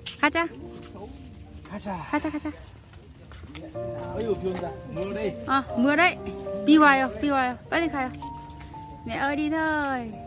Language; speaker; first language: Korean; non-native, learner; Vietnamese